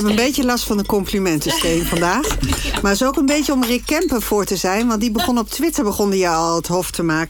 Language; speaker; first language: Dutch; native; Dutch